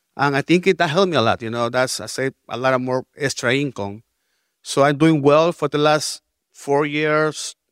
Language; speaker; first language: English; non-native, learner; Spanish